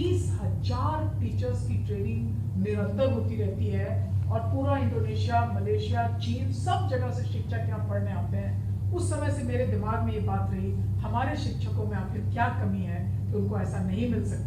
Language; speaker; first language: Hindi; native; Hindi